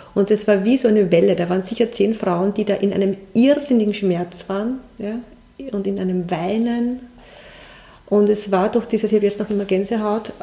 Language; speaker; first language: German; native; German